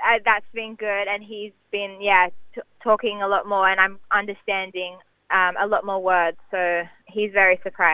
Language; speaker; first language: English; native; English